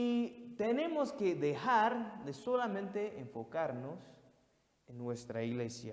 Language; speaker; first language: Spanish; non-native, fluent; English